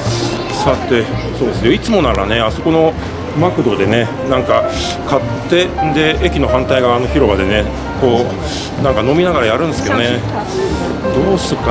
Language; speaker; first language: Japanese; native; Japanese